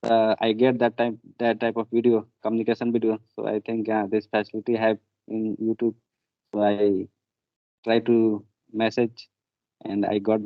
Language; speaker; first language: English; non-native, learner; Hindi